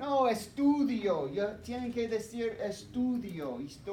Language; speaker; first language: Spanish; non-native, fluent; English